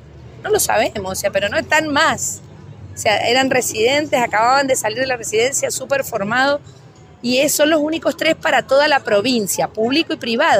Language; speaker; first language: Spanish; native; Spanish